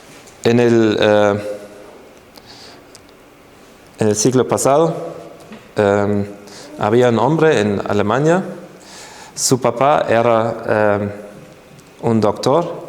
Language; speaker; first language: Spanish; non-native, fluent; German